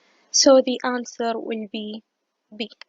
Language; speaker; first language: English; non-native, fluent; Arabic